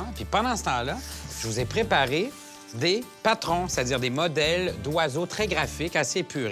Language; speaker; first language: French; native; French